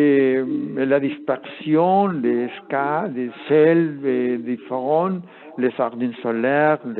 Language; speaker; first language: French; non-native, learner; Spanish